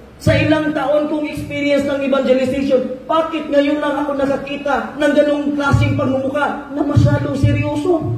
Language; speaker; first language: Filipino; non-native, local second language; Cebuano